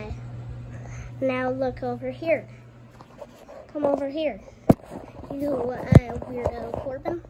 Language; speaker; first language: English; native; English